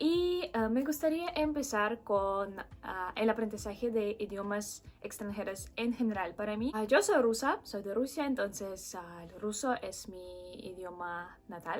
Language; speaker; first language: Spanish; non-native, fluent; Russian